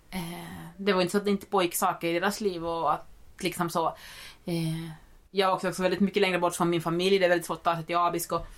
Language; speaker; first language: Swedish; native; Swedish